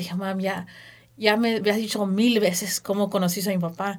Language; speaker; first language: Spanish; early bilingual, heritage; Spanish